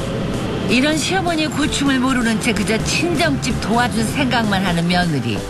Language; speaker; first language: Korean; native; Korean